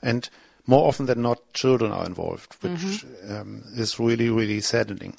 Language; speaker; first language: English; non-native, fluent; German